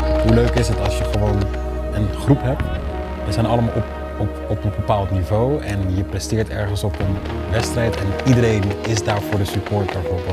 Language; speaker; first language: Dutch; native; Dutch